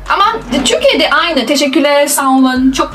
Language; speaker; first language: Turkish; non-native, learner; Chinese